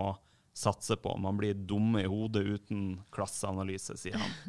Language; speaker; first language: Norwegian; native; Norwegian